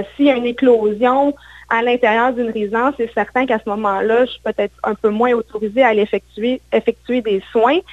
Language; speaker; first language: French; native; French